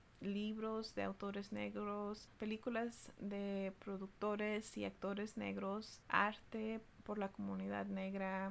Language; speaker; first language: Spanish; early bilingual, heritage; Spanish